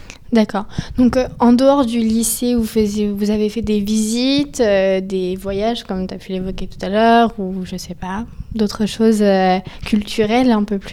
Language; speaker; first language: French; native; French